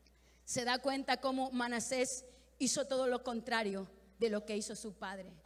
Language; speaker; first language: Spanish; native; Spanish